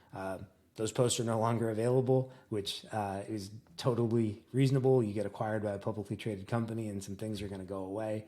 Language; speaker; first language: English; native; English